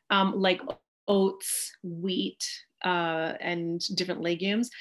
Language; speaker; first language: English; native; English